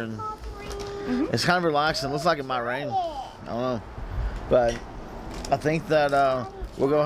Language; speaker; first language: English; native; English